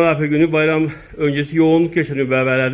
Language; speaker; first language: Turkish; native; Turkish